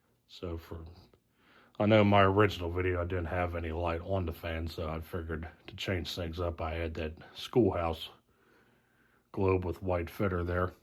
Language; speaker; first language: English; native; English